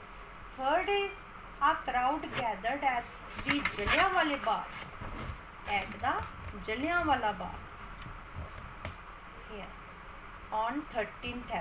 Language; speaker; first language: English; non-native, local second language; Hindi